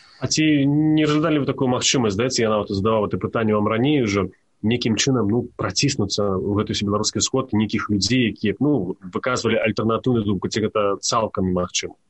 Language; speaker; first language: Belarusian; native; Belarusian